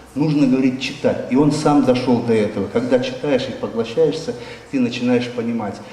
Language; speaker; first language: Russian; non-native, local second language; Kazakh